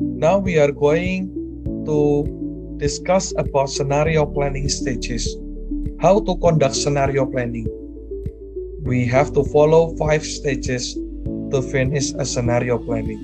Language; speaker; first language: English; non-native, learner; Indonesian